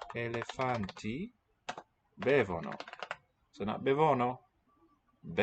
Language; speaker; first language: Italian; non-native, learner; English